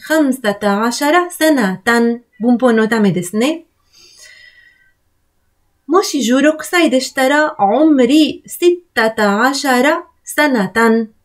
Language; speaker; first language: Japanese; non-native, fluent; Arabic